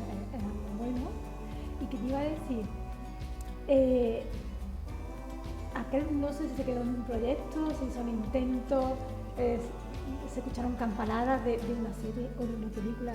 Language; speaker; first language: Spanish; native; Spanish